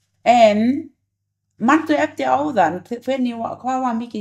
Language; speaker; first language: Icelandic; non-native, learner; Thai